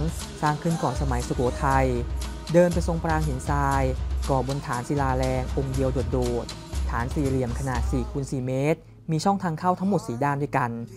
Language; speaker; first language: Thai; native; Thai